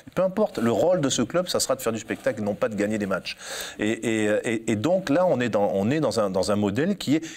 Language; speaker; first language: French; native; French